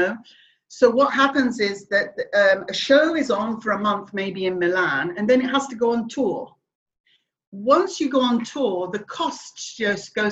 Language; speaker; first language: English; native; English